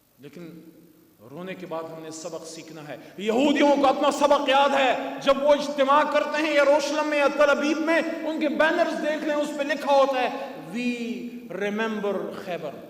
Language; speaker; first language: Urdu; non-native, local second language; Pashto